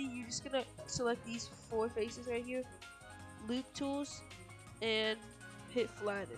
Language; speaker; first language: English; native; English